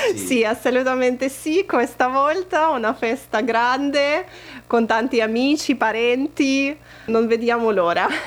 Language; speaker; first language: Italian; non-native, fluent; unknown